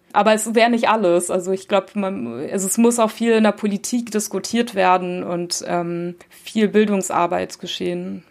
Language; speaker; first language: German; early bilingual, other home language; Turkish